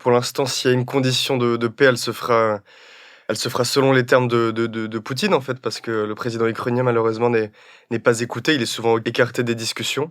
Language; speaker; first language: French; native; French